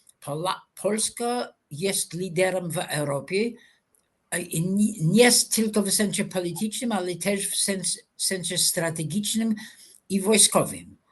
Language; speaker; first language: Polish; non-native, fluent; English